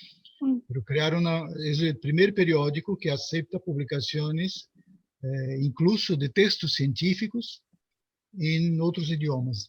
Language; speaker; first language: Spanish; non-native, fluent; Portuguese